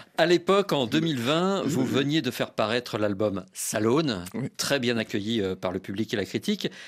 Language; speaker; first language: French; native; French